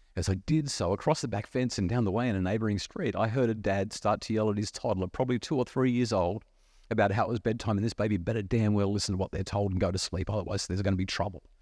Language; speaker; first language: English; native; English